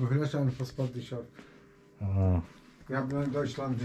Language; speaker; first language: German; non-native, learner; Arabic